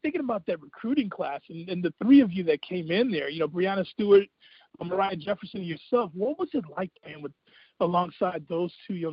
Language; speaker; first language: English; native; English